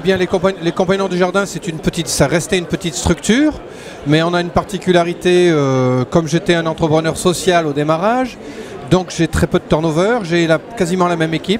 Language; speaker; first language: French; native; French